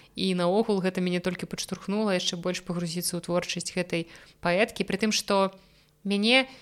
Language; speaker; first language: Belarusian; non-native, local second language; Russian